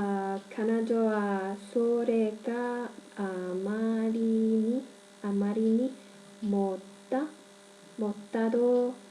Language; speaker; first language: Japanese; non-native, learner; Cantonese